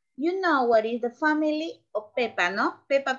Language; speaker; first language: English; non-native, learner; Spanish